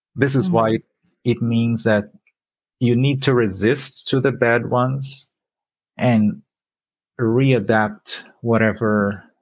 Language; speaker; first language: English; non-native, fluent; Portuguese